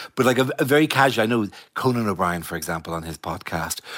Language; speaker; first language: English; native; English